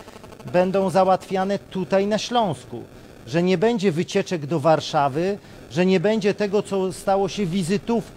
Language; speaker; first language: Polish; native; Polish